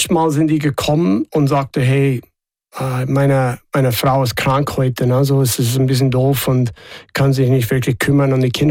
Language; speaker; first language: German; non-native, fluent; English